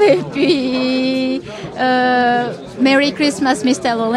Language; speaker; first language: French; non-native, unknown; Japanese